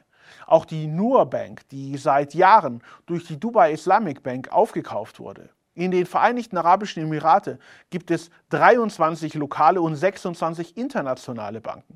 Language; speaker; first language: German; native; German